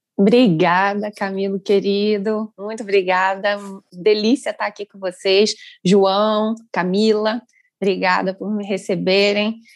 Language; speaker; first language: Portuguese; native; Portuguese